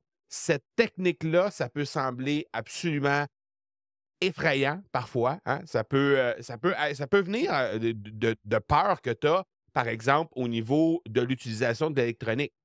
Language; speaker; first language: French; native; French